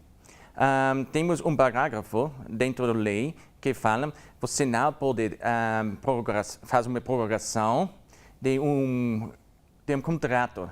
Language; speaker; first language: Portuguese; non-native, learner; German